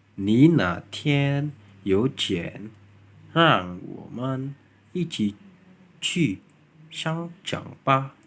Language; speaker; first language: Chinese; non-native, learner; Indonesian